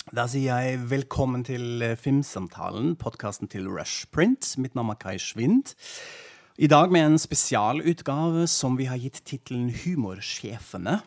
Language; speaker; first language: Norwegian; non-native, fluent; German